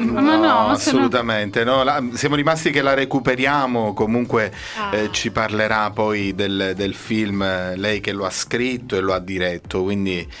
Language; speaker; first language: Italian; native; Italian